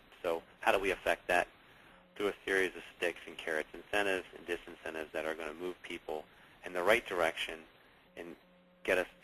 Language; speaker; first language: English; native; English